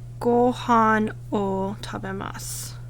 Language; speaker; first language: Japanese; non-native, learner; English